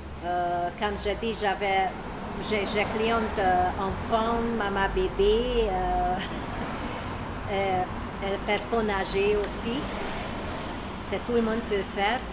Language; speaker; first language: French; non-native, learner; Hungarian